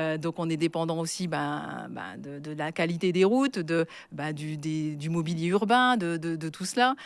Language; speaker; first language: French; native; French